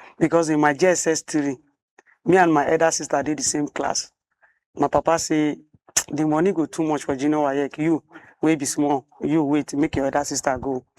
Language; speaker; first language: Nigerian Pidgin; non-native, local second language; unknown